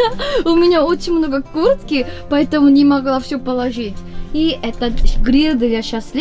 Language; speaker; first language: Russian; non-native, learner; Korean